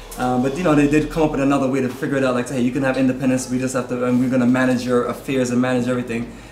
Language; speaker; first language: English; native; English